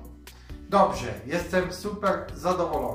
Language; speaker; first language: Polish; non-native, learner; Italian